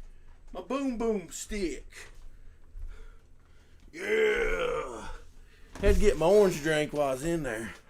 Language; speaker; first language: English; native; English